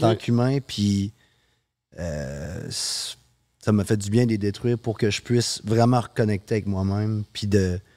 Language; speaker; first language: French; early bilingual, heritage; French